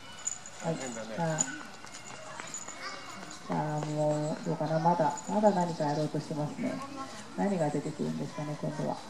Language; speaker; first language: Japanese; native; Japanese